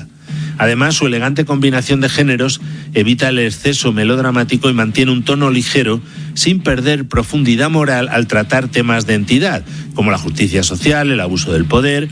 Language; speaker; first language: Spanish; native; Spanish